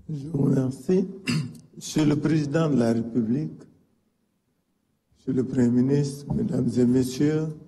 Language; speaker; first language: French; non-native, local second language; Wolof